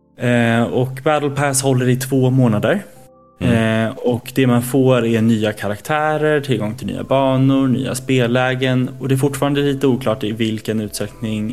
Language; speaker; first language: Swedish; native; Swedish